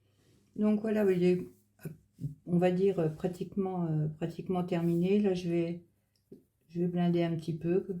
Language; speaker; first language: French; native; French